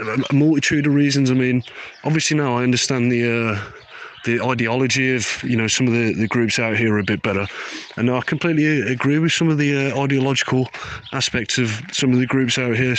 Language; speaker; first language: English; native; English